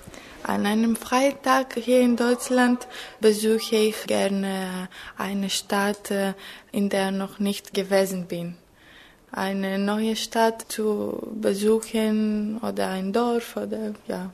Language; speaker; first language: German; non-native, fluent; Greek